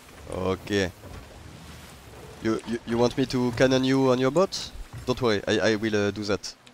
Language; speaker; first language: English; non-native, learner; French